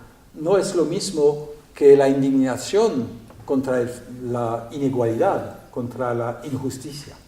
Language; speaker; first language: Spanish; non-native, learner; French